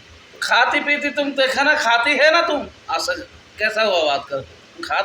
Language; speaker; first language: Hindi; non-native, learner; Bangla